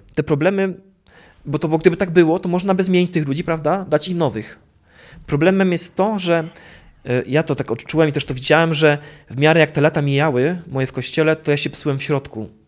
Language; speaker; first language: Polish; native; Polish